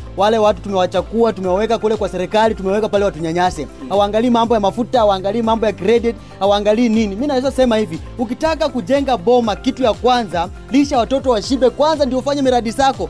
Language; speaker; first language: Swahili; non-native, local second language; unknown